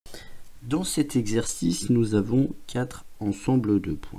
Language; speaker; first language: French; native; French